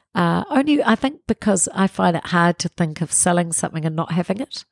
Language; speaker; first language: English; native; English